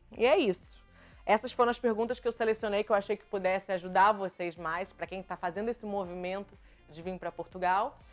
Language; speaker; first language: Portuguese; native; Portuguese